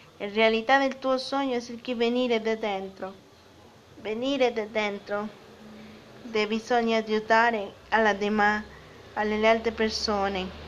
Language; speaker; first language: Italian; non-native, learner; Spanish